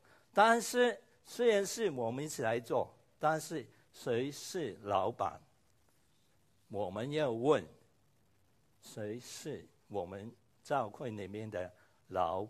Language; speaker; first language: Chinese; non-native, local second language; Cantonese